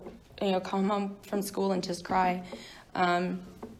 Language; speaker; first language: English; native; English